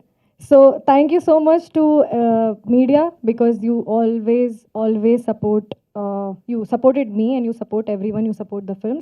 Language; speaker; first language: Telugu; non-native, fluent; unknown